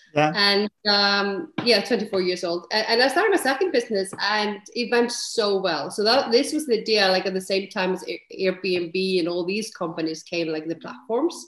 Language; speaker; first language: English; non-native, fluent; Icelandic